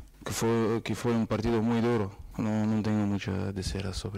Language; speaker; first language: Spanish; non-native, fluent; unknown